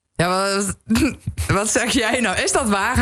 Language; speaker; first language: Dutch; native; Dutch